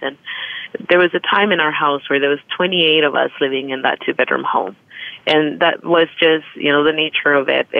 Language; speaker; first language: English; early bilingual, other home language; Spanish